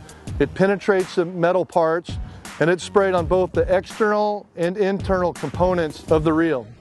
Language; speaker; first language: English; native; English